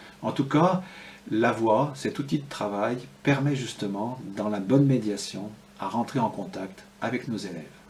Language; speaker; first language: French; native; French